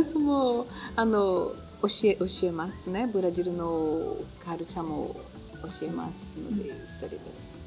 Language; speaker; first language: Japanese; non-native, learner; Portuguese